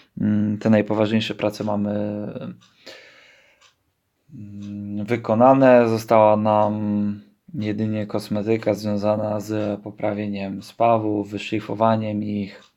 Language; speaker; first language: Polish; native; Polish